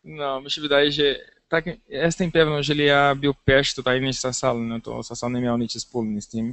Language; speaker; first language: Polish; non-native, learner; Portuguese